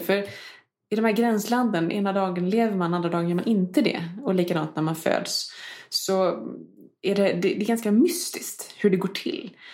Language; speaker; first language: Swedish; native; Swedish